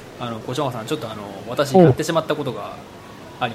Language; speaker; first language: Japanese; native; Japanese